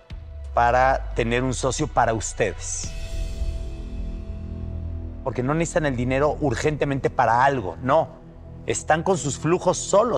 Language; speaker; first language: Spanish; native; Spanish